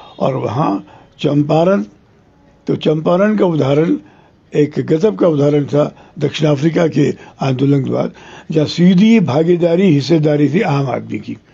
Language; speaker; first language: Hindi; non-native, local second language; Telugu